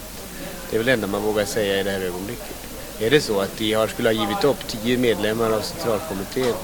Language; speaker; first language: Swedish; native; Swedish